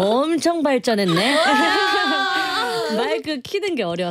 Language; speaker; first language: Korean; native; Korean